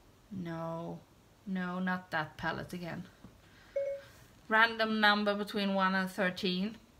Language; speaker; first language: English; non-native, fluent; Swedish